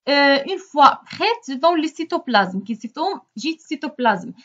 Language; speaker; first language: French; non-native, local second language; Arabic